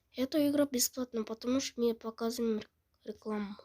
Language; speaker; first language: Russian; non-native, local second language; Kazakh